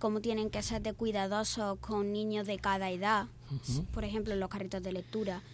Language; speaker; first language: Spanish; native; Spanish